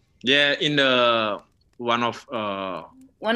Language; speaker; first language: English; non-native, learner; Indonesian